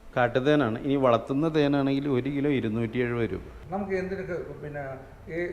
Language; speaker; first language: Malayalam; native; Malayalam